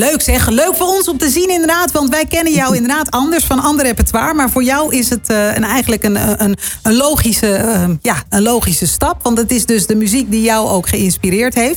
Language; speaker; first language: Dutch; native; Dutch